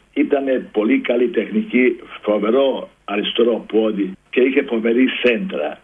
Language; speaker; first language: Greek; non-native, fluent; Serbian